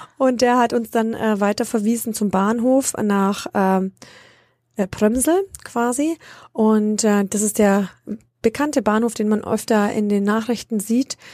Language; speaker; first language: German; early bilingual, other home language; Romanian